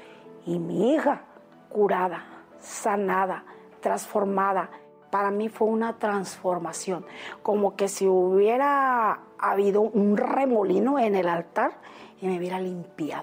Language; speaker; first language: Spanish; native; Spanish